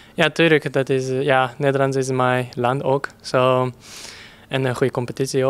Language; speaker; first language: Dutch; early bilingual, heritage; Japanese